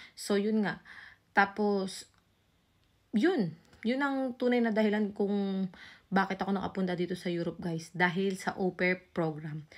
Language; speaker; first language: Filipino; native; Filipino